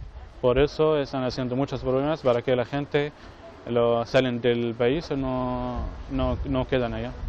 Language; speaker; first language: Spanish; non-native, fluent; Arabic